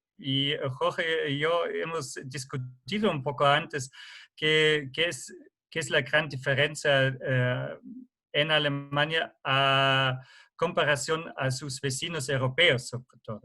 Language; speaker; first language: Spanish; non-native, fluent; German